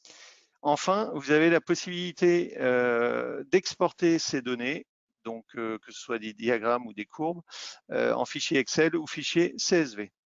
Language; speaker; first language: French; native; French